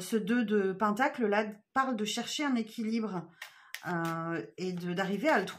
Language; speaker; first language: French; native; French